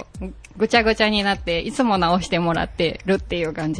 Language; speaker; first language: Japanese; native; Japanese